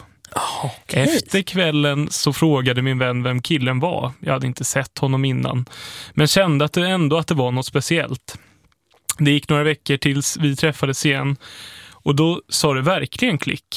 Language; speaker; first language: Swedish; native; Swedish